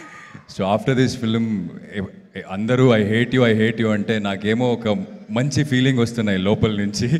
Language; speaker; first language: Telugu; non-native, local second language; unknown